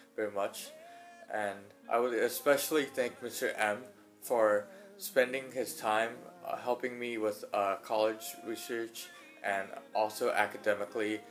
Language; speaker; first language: English; early bilingual, other home language; Chinese